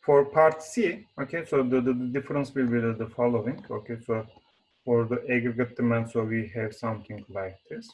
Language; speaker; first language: English; non-native, fluent; Turkish